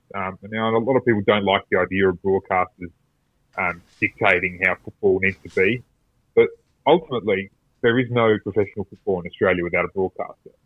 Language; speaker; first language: English; native; English